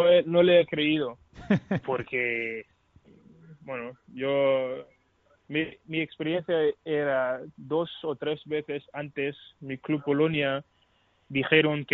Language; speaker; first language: Spanish; non-native, learner; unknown